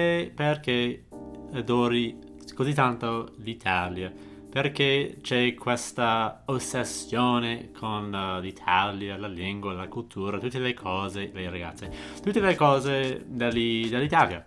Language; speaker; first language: Italian; non-native, fluent; English